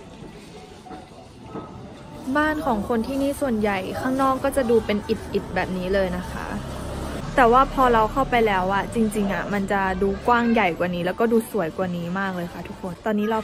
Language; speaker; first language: Thai; native; Thai